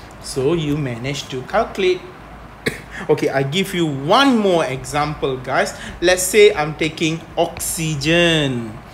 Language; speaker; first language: English; non-native, local second language; Malay